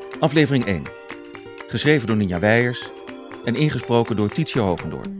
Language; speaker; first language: Dutch; native; Dutch